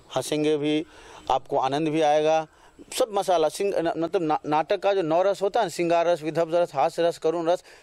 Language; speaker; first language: Hindi; non-native, local second language; Maithili